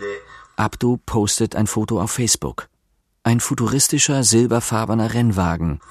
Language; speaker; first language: German; native; German